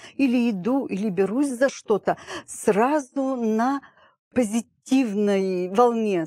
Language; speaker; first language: Russian; native; Russian